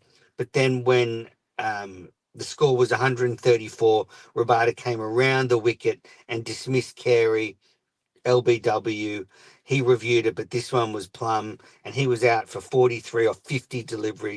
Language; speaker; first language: English; native; English